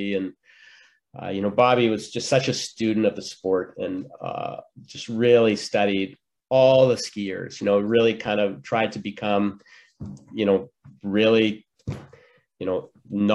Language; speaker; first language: English; native; English